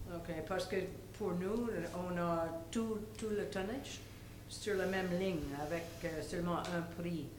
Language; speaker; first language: French; non-native, local second language; English